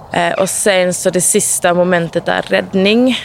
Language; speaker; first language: Swedish; native; Swedish